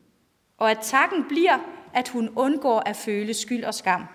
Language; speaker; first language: Danish; native; Danish